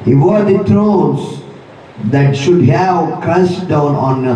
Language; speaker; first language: English; non-native, local second language; Telugu